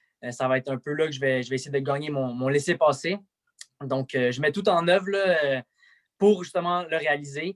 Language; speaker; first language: French; native; French